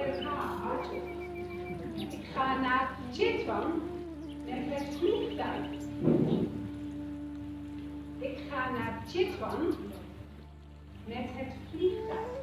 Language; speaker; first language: Dutch; non-native, learner; Nepali